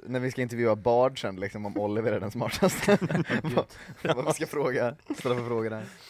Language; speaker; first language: Swedish; native; Swedish